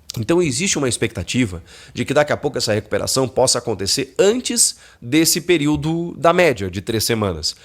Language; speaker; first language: Portuguese; native; Portuguese